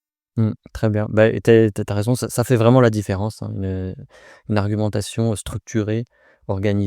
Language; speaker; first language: French; native; French